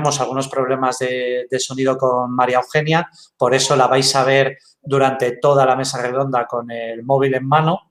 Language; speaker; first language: Spanish; native; Spanish